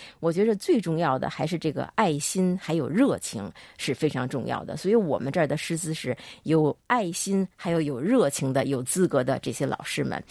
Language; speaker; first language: Chinese; native; Chinese